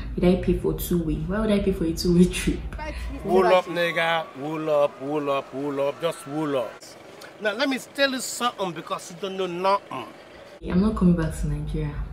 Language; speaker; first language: English; non-native, local second language; Yoruba